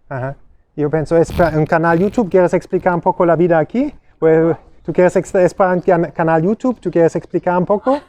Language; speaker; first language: Spanish; non-native, learner; German